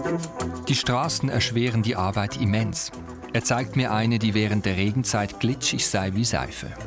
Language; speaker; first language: German; native; German